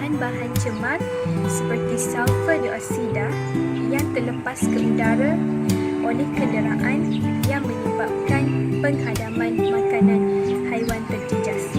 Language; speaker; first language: Malay; native; Malay